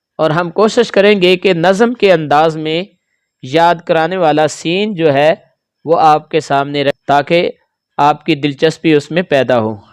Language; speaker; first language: Urdu; native; Urdu